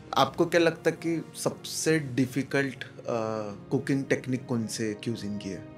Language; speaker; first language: Hindi; native; Hindi